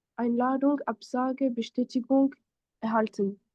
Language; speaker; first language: German; non-native, fluent; French